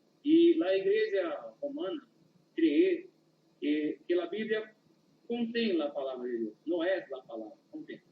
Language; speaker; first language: Spanish; non-native, learner; Portuguese